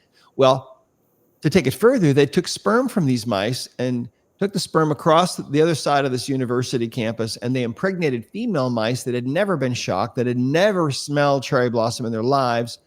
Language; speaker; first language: English; native; English